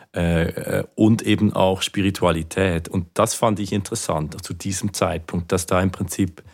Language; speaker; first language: German; native; German